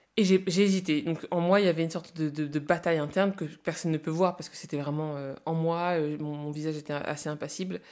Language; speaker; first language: French; native; French